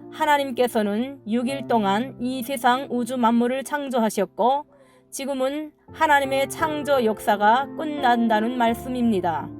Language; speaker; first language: Korean; native; Korean